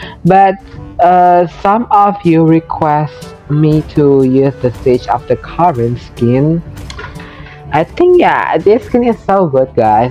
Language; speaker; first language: English; non-native, learner; Indonesian